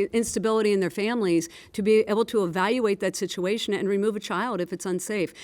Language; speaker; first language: English; native; English